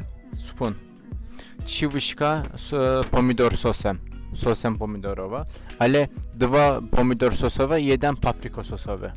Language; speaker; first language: Polish; non-native, learner; Turkish